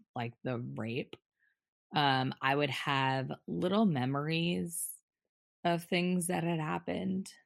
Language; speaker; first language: English; native; English